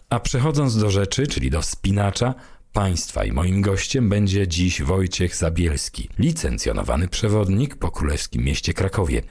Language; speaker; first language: Polish; native; Polish